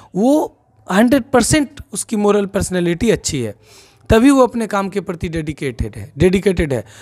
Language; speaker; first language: Hindi; non-native, local second language; Maithili